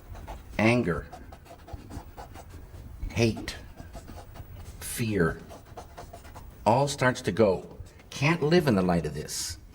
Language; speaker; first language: English; native; English